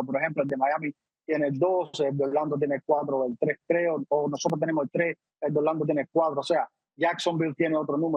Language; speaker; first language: Spanish; native; Spanish